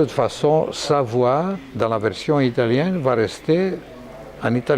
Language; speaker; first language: French; non-native, fluent; Greek